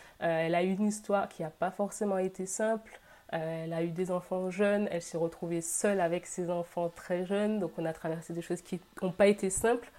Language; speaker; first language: French; native; French